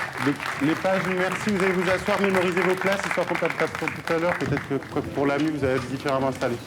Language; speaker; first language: French; native; French